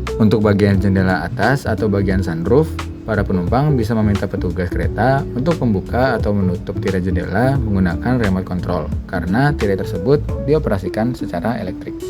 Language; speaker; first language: Indonesian; native; Indonesian